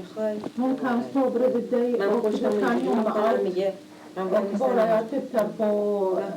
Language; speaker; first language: Swedish; non-native, learner; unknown